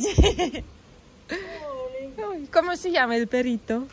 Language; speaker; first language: Spanish; non-native, learner; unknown